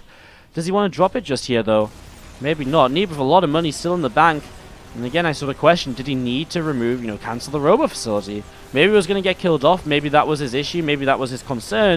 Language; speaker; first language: English; native; English